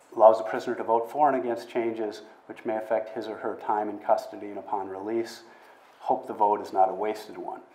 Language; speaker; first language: English; native; English